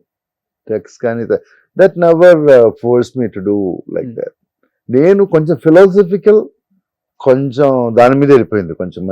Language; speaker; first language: Telugu; non-native, learner; Malayalam